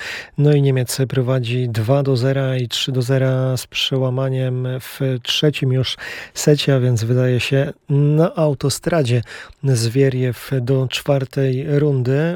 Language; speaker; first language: Polish; native; Polish